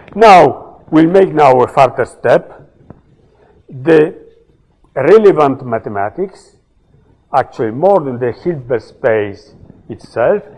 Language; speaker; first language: English; non-native, fluent; Italian